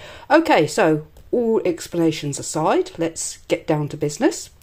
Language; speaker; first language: English; native; English